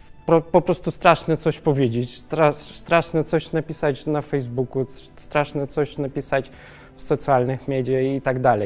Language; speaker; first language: Polish; non-native, learner; Russian